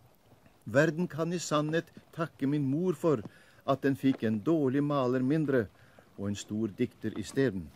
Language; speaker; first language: Norwegian; native; Norwegian